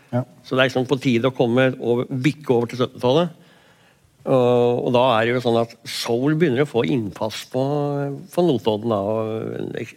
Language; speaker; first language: Norwegian; native; Norwegian